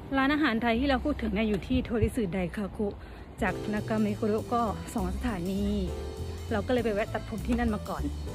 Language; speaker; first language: Thai; native; Thai